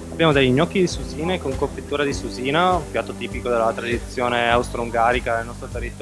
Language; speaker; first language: Italian; native; Italian